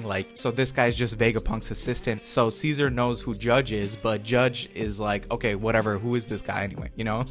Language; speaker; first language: English; native; English